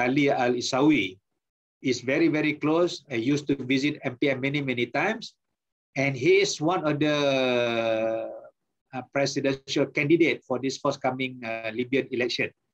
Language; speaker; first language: English; non-native, local second language; Malay